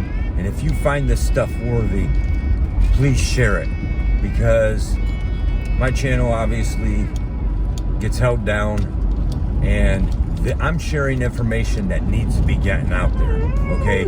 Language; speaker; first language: English; native; English